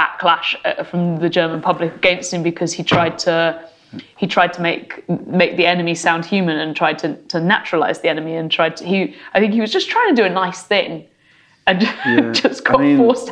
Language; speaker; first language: English; native; English